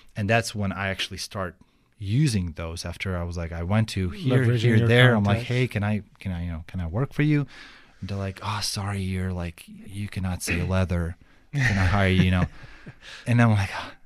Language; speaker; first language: English; non-native, fluent; Ukrainian